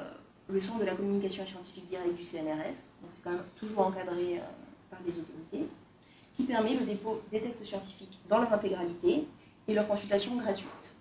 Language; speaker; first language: French; native; French